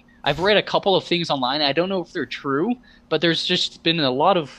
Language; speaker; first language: English; native; English